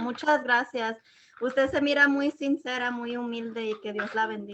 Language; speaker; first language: Spanish; early bilingual, heritage; Spanish